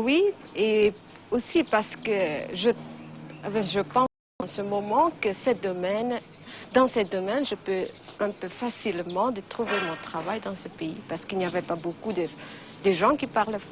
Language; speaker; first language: French; non-native, fluent; Indonesian